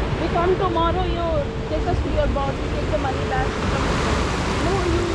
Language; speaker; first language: English; non-native, learner; Hindi